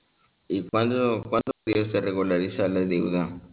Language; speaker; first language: Spanish; native; Spanish